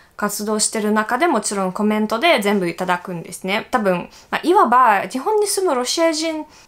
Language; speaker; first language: Japanese; non-native, fluent; Russian